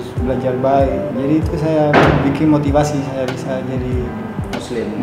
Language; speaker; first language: Indonesian; non-native, fluent; Spanish